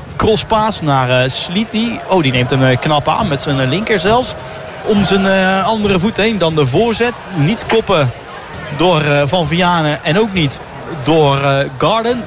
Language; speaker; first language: Dutch; native; Dutch